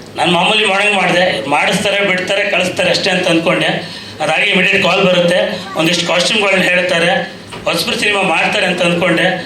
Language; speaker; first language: Kannada; native; Kannada